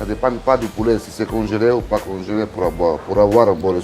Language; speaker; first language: French; non-native, fluent; Italian